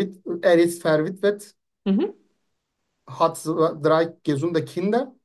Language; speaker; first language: German; non-native, fluent; Turkish